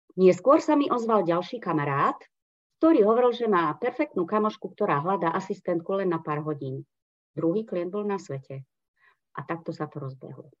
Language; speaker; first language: Slovak; non-native, local second language; Hungarian